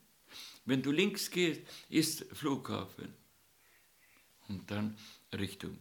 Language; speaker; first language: German; non-native, learner; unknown